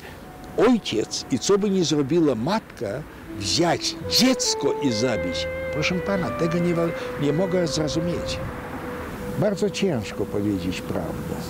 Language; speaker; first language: Polish; non-native, local second language; Yiddish